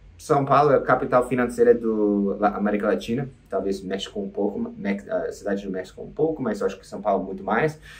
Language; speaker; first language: Portuguese; non-native, fluent; English